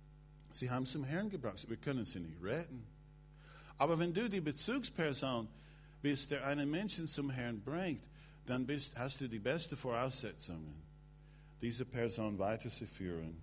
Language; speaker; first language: German; non-native, fluent; English